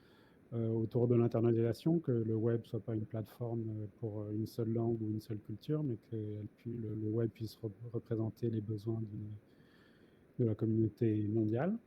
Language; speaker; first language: French; native; French